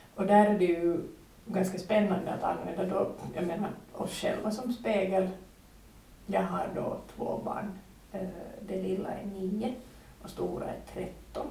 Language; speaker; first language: Swedish; native; Swedish